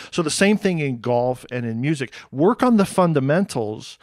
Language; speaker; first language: English; native; English